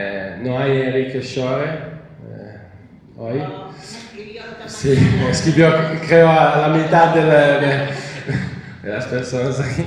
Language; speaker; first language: Spanish; non-native, fluent; Italian